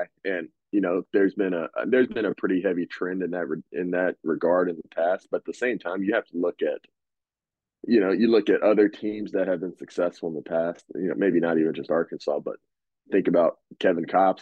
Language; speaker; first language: English; native; English